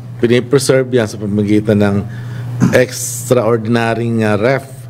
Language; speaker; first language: Filipino; native; Filipino